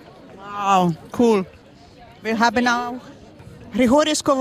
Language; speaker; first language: German; non-native, learner; Ukrainian